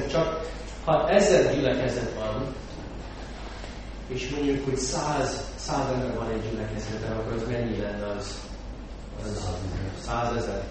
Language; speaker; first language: Hungarian; non-native, fluent; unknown